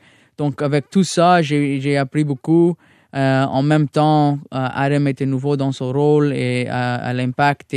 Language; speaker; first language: French; non-native, local second language; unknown